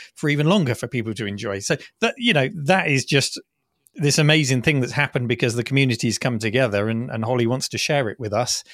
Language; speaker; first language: English; native; English